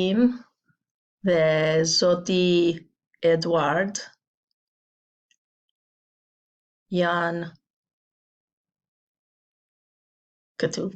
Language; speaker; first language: Albanian; non-native, learner; English